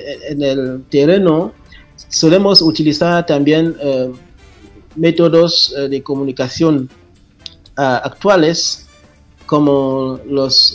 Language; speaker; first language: Spanish; non-native, fluent; French